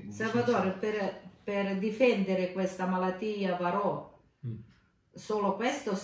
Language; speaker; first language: Italian; non-native, learner; Ukrainian